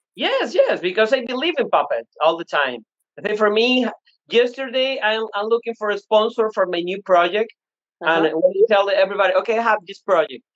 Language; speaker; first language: English; non-native, learner; Spanish